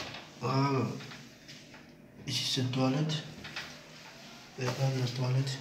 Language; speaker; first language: French; non-native, learner; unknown